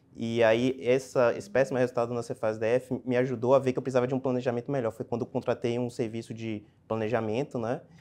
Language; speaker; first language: Portuguese; native; Portuguese